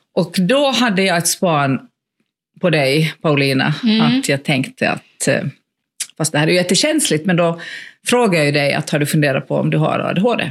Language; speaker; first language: Swedish; native; Swedish